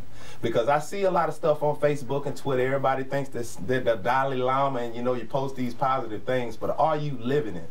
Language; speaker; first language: English; native; English